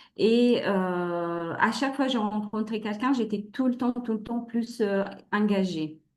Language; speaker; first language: French; non-native, fluent; Italian